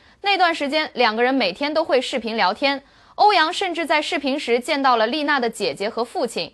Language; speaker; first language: Chinese; native; Chinese